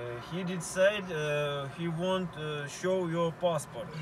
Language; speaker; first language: English; non-native, learner; Ukrainian